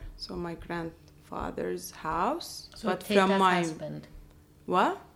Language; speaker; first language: English; non-native, fluent; Arabic